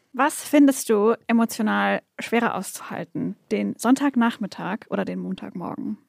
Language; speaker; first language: German; native; German